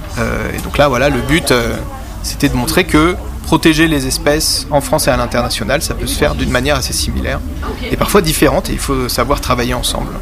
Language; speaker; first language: French; native; French